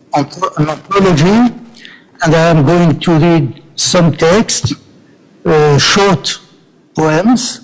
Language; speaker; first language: English; non-native, learner; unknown